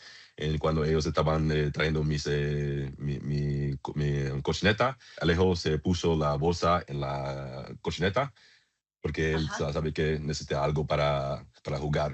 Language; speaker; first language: Spanish; non-native, learner; English